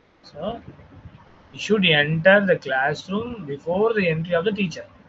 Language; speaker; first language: English; non-native, local second language; Tamil